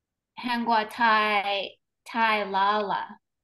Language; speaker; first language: Chinese; non-native, learner; English